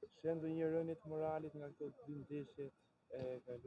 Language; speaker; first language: Albanian; native; Albanian